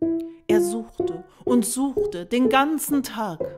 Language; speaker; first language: German; native; German